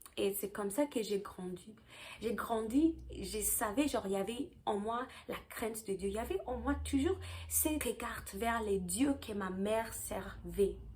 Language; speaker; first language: French; early bilingual, heritage; French